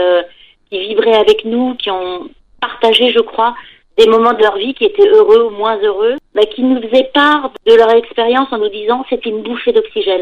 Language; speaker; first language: French; native; French